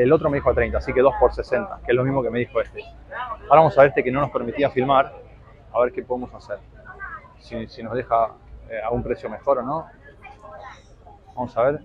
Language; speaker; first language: Spanish; native; Spanish